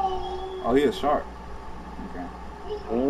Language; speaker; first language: English; native; English